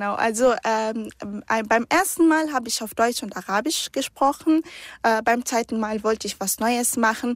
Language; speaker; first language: German; early bilingual, other home language; Arabic